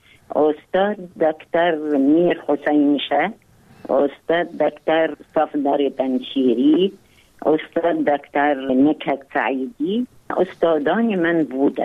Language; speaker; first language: Persian; non-native, learner; Arabic